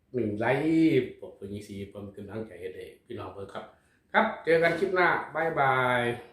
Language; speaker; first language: Thai; native; Thai